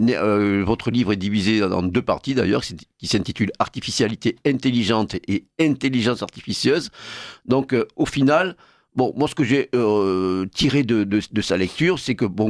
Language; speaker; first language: French; native; French